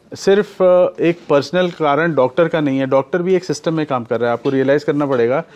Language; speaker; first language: Hindi; native; Hindi